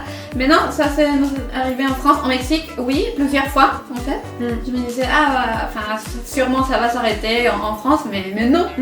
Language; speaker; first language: French; non-native, fluent; Spanish